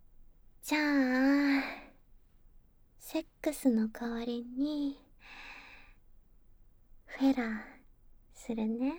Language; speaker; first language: Japanese; native; Japanese